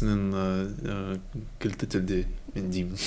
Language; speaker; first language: Kazakh; non-native, learner; Russian